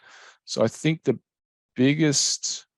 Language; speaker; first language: English; native; English